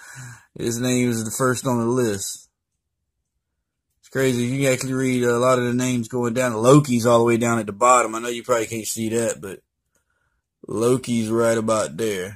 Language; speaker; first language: English; native; English